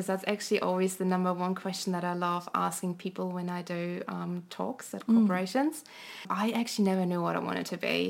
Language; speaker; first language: English; non-native, fluent; German